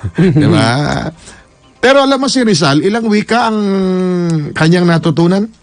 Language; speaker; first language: Filipino; non-native, local second language; Hiligaynon